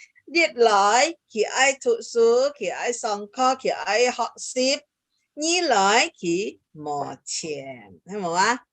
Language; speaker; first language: Chinese; non-native, learner; Indonesian